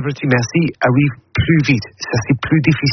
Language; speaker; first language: French; non-native, learner; English